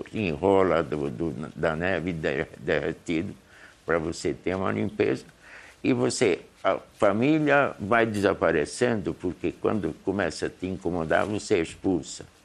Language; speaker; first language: Portuguese; early bilingual, other home language; Hungarian